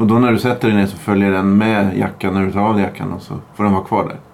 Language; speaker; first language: Swedish; native; Swedish